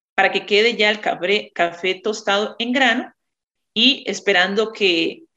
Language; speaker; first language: Spanish; native; Spanish